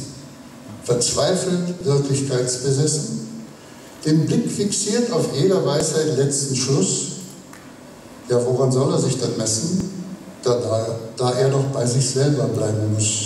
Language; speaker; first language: German; native; German